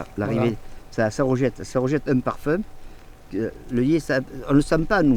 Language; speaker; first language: French; native; French